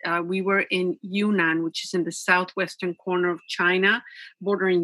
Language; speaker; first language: English; non-native, fluent; Spanish